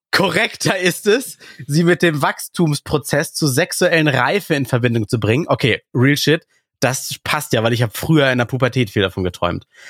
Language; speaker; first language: German; early bilingual, other home language; Russian